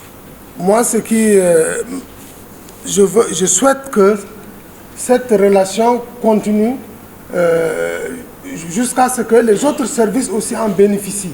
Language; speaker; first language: French; non-native, local second language; Wolof